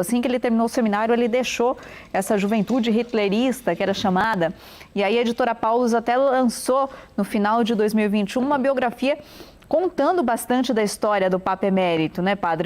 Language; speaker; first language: Portuguese; native; Portuguese